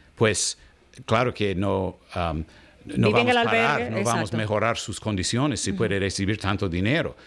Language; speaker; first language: Spanish; non-native, learner; English